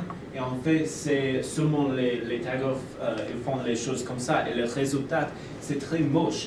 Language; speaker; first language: French; non-native, learner; English